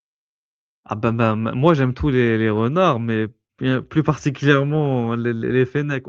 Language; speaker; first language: French; native; French